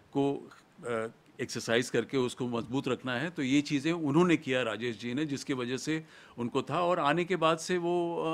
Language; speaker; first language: Hindi; native; Hindi